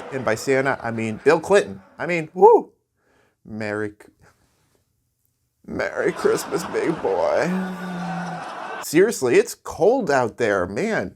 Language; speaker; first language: English; native; English